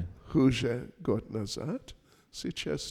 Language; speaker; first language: Russian; non-native, learner; English